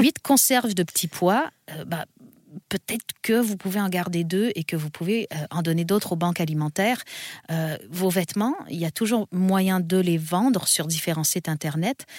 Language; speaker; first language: French; native; French